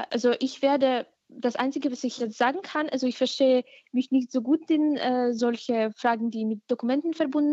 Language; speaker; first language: German; non-native, fluent; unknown